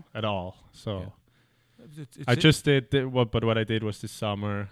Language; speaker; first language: English; non-native, fluent; German